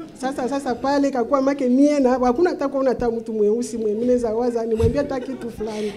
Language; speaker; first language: Swahili; native; Swahili